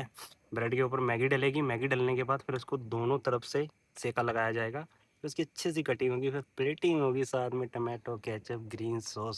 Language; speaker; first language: Hindi; non-native, local second language; Punjabi